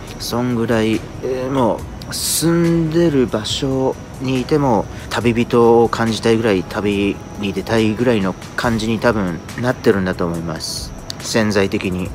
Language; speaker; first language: Japanese; native; Japanese